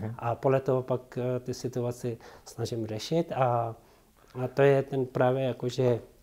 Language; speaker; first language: Czech; non-native, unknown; Tibetan